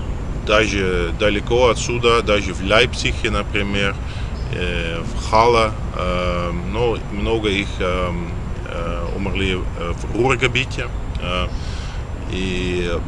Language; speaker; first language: Russian; non-native, fluent; Dutch